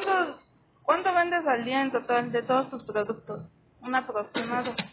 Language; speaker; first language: Spanish; native; Spanish